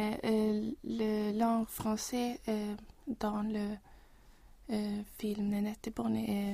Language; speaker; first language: French; non-native, learner; Swedish